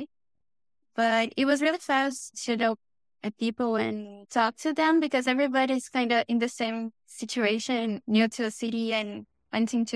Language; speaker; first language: English; non-native, fluent; Portuguese